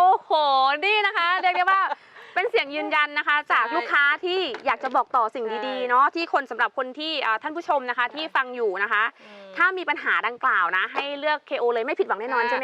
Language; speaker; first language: Thai; native; Thai